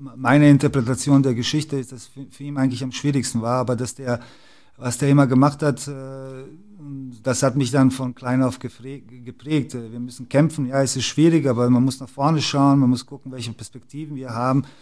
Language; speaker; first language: German; early bilingual, other home language; Serbian